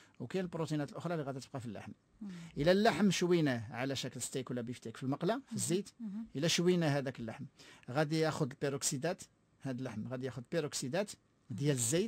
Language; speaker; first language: Arabic; native; Arabic